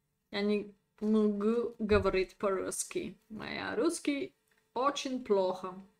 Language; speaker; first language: Russian; non-native, learner; Bulgarian